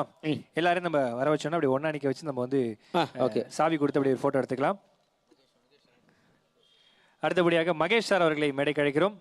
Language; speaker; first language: Tamil; native; Tamil